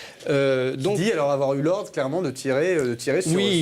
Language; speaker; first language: French; native; French